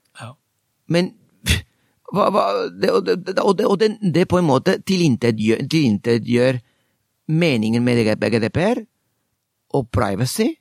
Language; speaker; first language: Norwegian; non-native, fluent; Spanish